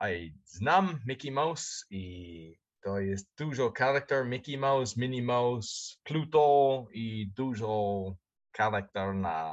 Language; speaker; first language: Polish; non-native, learner; English